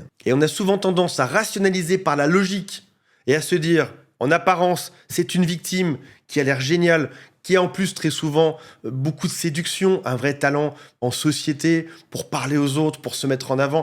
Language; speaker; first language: French; native; French